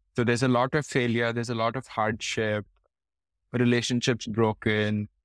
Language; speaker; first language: English; non-native, local second language; Hindi